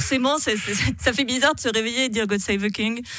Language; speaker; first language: French; native; French